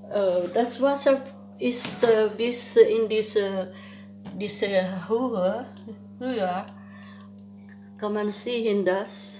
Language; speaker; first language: German; non-native, learner; Filipino